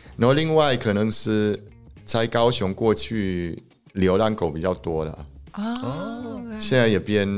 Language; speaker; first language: Chinese; non-native, fluent; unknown